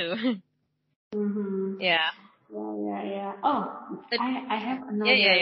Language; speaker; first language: English; non-native, learner; Indonesian